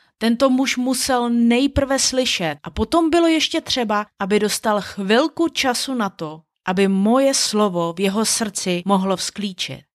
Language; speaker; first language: Czech; native; Czech